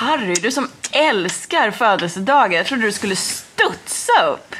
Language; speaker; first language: Swedish; native; Swedish